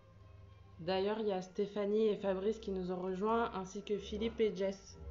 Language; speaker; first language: French; native; French